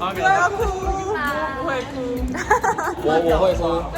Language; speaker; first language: Chinese; non-native, learner; Korean